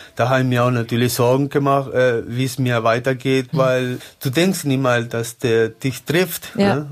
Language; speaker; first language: German; non-native, learner; Spanish